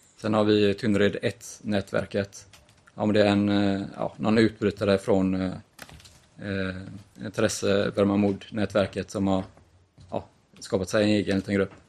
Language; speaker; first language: Swedish; native; Swedish